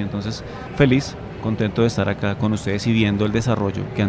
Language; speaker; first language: Spanish; native; Spanish